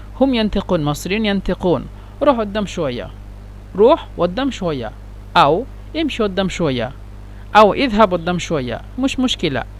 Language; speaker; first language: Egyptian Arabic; non-native, learner; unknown